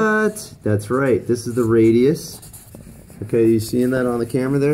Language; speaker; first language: English; native; English